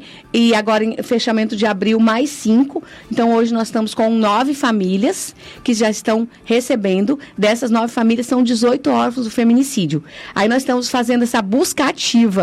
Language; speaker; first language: Portuguese; native; Portuguese